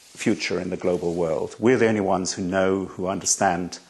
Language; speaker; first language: English; native; English